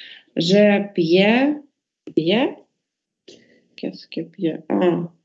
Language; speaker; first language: French; non-native, learner; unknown